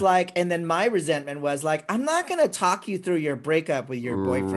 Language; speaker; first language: English; native; English